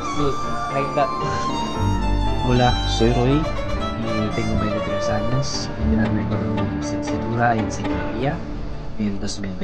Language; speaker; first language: Spanish; non-native, learner; Filipino